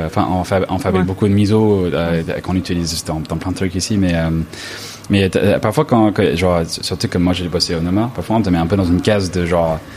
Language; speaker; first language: French; non-native, fluent; English